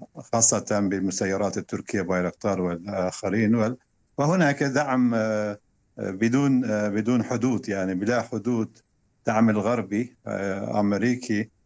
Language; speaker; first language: Arabic; non-native, fluent; Turkish